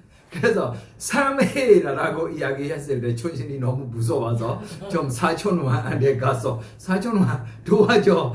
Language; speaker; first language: Korean; non-native, fluent; Burmese